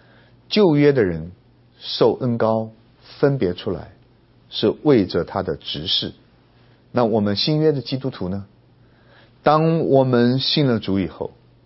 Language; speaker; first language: Chinese; native; Chinese